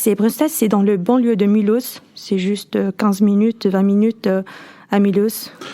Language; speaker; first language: French; non-native, local second language; Arabic